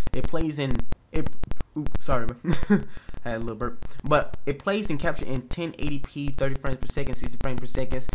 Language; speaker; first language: English; native; English